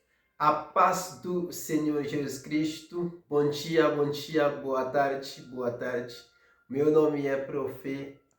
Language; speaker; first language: Portuguese; non-native, fluent; Haitian Creole